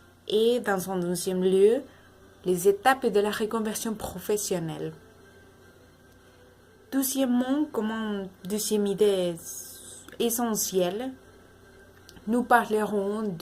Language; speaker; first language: French; non-native, learner; Spanish